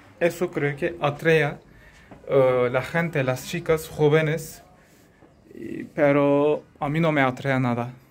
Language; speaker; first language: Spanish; non-native, learner; Turkish